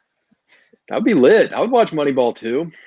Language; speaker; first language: English; native; English